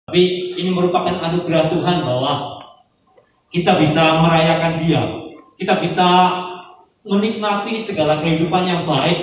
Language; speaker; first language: Indonesian; native; Indonesian